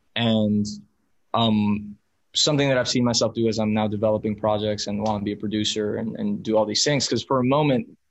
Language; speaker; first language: English; early bilingual, other home language; Spanish